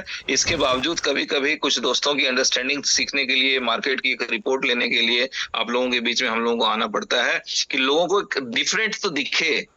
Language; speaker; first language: Hindi; native; Hindi